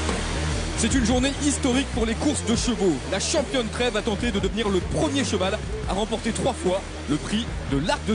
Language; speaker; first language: French; native; French